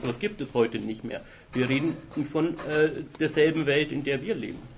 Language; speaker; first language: German; native; German